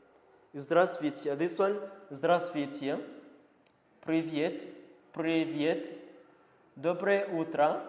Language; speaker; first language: Russian; non-native, learner; Kinyarwanda